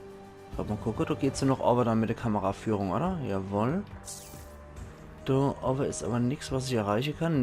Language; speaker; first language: German; native; German